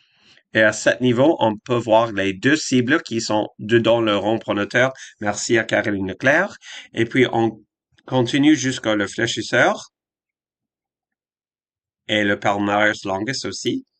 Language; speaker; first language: French; non-native, fluent; English